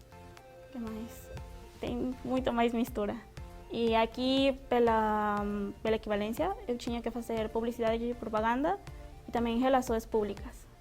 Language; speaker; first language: Portuguese; non-native, fluent; Spanish